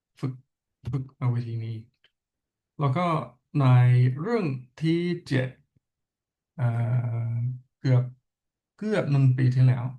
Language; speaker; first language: Thai; non-native, learner; English